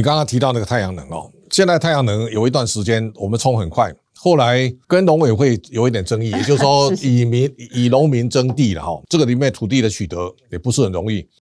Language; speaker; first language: Chinese; native; Chinese